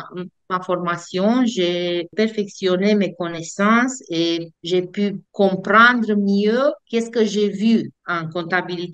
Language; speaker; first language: French; non-native, fluent; Romanian